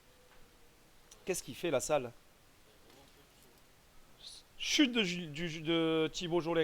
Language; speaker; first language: French; native; French